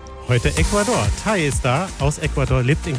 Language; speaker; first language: German; native; German